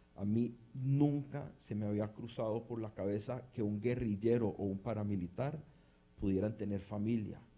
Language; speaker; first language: Spanish; early bilingual, heritage; Spanish